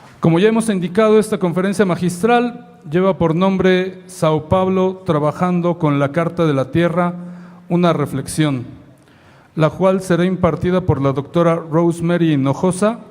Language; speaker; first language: Spanish; native; Spanish